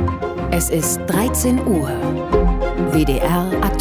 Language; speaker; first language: German; native; German